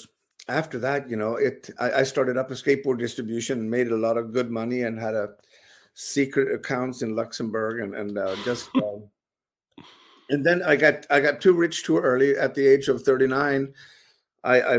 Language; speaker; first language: English; non-native, fluent; Swedish